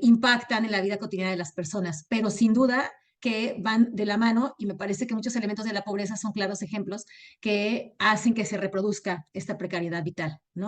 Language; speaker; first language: Spanish; native; Spanish